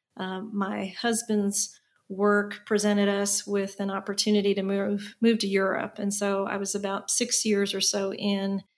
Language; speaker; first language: English; native; English